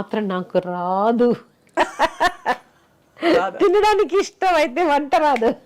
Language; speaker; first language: Telugu; non-native, fluent; Malayalam